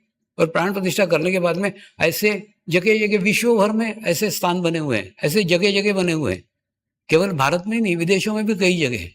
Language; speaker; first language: Hindi; native; Hindi